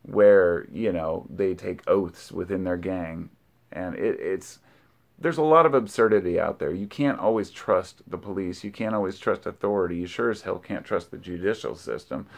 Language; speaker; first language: English; native; English